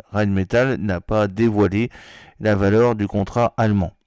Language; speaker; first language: French; native; French